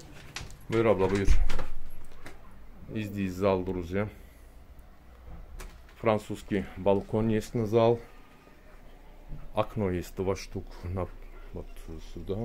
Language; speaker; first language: Russian; non-native, learner; Turkish